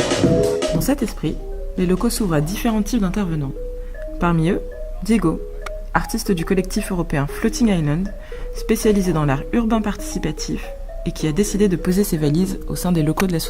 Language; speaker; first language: French; native; French